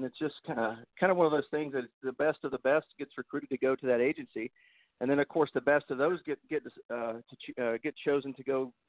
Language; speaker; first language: English; native; English